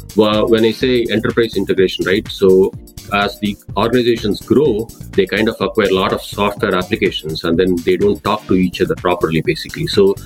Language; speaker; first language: English; non-native, local second language; Tamil